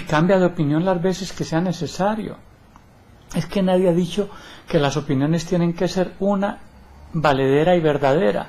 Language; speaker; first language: Spanish; native; Spanish